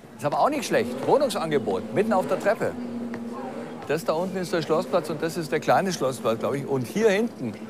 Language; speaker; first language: German; native; German